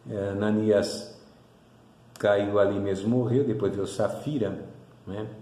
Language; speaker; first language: Portuguese; native; Portuguese